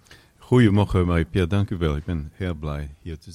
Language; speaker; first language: Dutch; non-native, learner; French